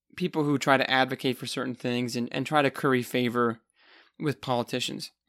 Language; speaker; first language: English; native; English